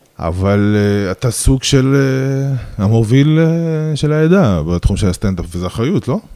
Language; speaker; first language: Hebrew; early bilingual, other home language; Russian